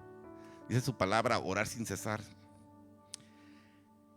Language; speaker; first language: Spanish; native; Spanish